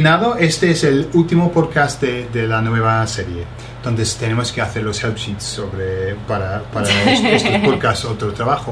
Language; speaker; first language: Spanish; non-native, fluent; English